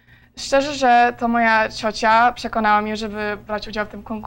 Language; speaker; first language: Polish; early bilingual, heritage; Polish